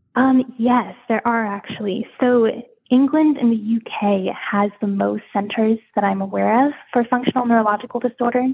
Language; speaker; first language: English; native; English